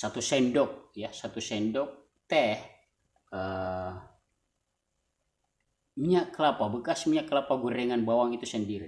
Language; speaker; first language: Indonesian; non-native, local second language; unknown